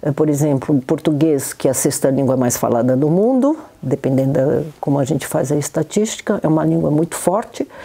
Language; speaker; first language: Portuguese; native; Portuguese